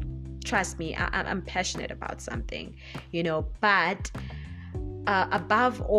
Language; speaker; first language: English; non-native, local second language; Zulu